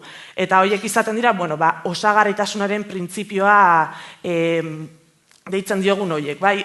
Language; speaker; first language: Basque; native; Basque